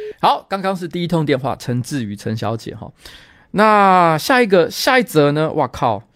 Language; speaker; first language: Chinese; native; Chinese